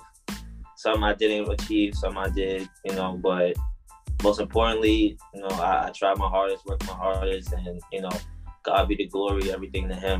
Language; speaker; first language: English; native; English